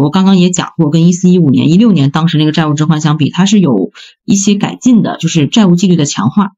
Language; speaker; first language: Chinese; native; Chinese